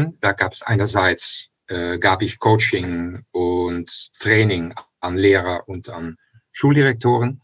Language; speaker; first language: German; non-native, fluent; Dutch